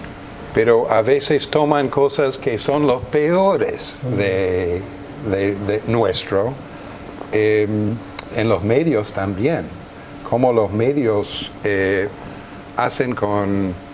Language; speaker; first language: Spanish; non-native, fluent; English